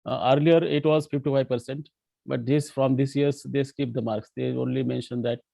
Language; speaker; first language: English; non-native, local second language; Marathi